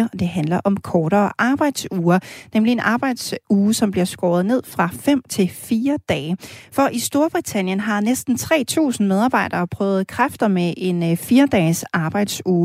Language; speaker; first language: Danish; native; Danish